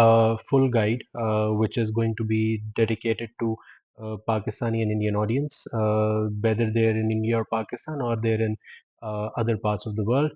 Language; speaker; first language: English; non-native, local second language; Urdu